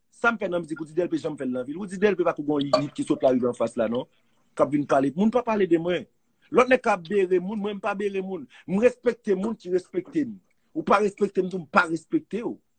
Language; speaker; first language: Haitian Creole; native; Haitian Creole